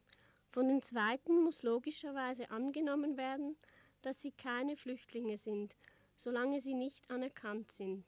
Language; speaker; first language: German; native; German